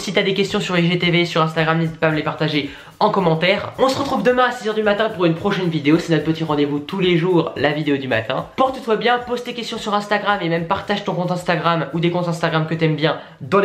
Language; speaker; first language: French; native; French